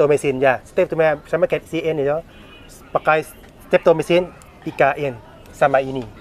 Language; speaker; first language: Indonesian; non-native, learner; Thai